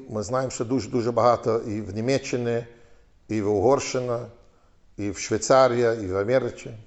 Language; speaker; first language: Ukrainian; non-native, learner; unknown